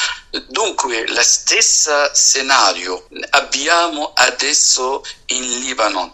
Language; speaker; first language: Italian; non-native, fluent; Arabic